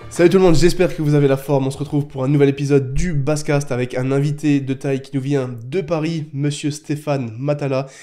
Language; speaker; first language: French; native; French